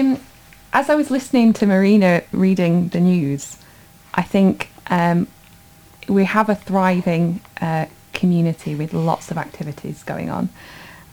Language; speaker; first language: English; native; English